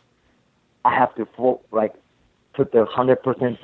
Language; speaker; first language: English; non-native, fluent; Japanese